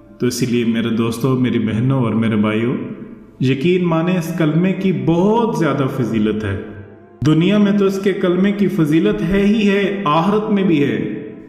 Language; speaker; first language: Urdu; non-native, local second language; Northern Hindko